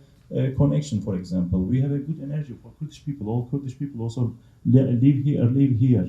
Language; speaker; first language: English; non-native, learner; Kurdish